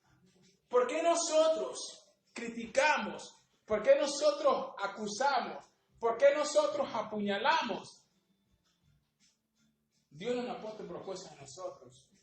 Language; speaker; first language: Spanish; native; Spanish